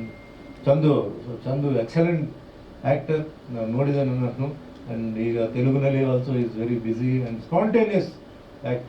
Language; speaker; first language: Kannada; non-native, local second language; Tulu